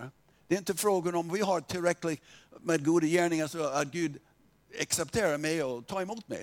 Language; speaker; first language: Swedish; non-native, fluent; English